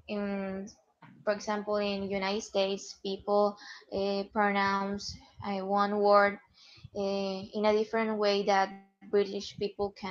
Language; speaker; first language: English; non-native, learner; Spanish